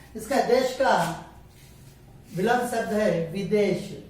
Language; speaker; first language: Hindi; non-native, local second language; Telugu